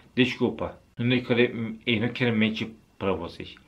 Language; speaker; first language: Portuguese; non-native, fluent; Turkish